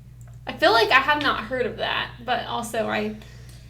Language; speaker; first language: English; native; English